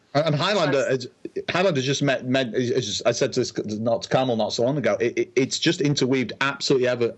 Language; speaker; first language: English; native; English